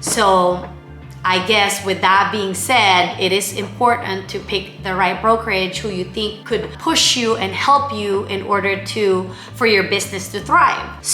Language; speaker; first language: English; non-native, local second language; Filipino